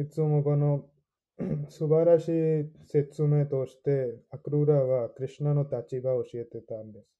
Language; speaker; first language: Japanese; non-native, fluent; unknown